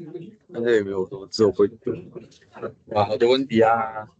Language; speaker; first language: Chinese; native; Chinese